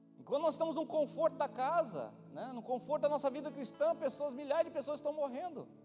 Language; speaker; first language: Portuguese; native; Portuguese